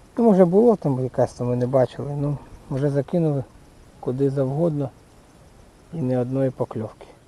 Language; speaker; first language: Ukrainian; native; Ukrainian